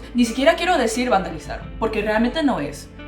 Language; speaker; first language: Spanish; non-native, local second language; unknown